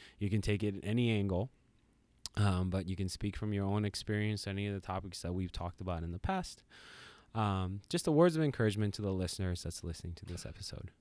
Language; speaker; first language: English; non-native, fluent; Japanese